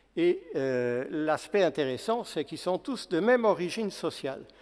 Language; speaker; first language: French; non-native, fluent; Portuguese